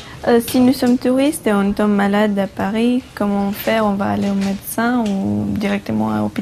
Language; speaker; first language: French; non-native, learner; Romanian